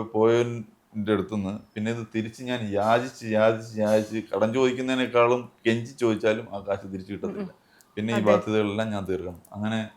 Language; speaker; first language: Malayalam; native; Malayalam